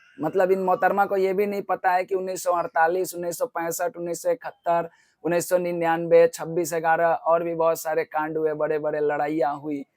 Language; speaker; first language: Hindi; non-native, local second language; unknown